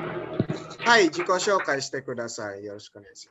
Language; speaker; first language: Japanese; non-native, fluent; Indonesian